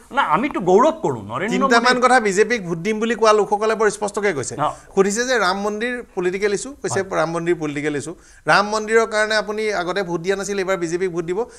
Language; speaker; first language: Assamese; native; Assamese